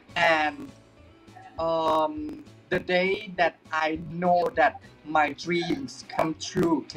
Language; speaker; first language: English; non-native, fluent; Thai